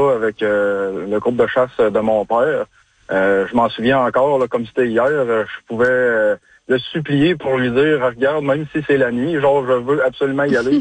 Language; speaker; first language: French; native; French